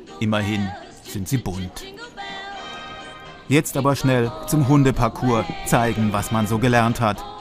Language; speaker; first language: German; native; German